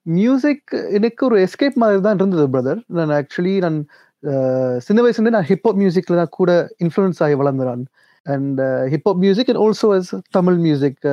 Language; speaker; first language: Tamil; early bilingual, heritage; Tamil